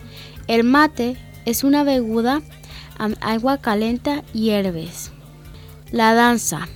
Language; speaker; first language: Catalan; early bilingual, other home language; Spanish